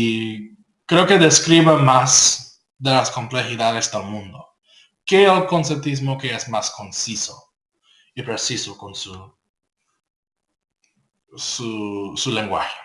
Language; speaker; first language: Spanish; non-native, learner; English